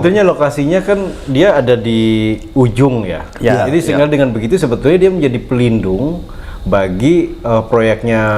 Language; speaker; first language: Indonesian; native; Indonesian